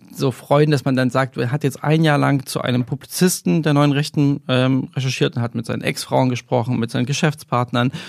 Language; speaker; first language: German; native; German